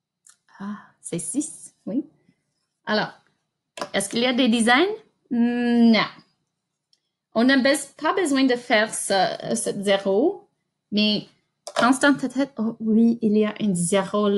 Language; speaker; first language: French; non-native, fluent; English